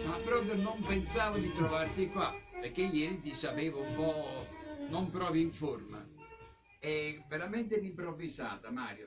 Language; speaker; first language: Italian; native; Italian